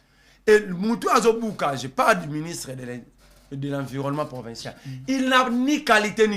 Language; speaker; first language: French; non-native, local second language; Lingala